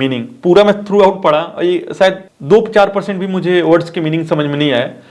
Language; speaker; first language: Hindi; native; Hindi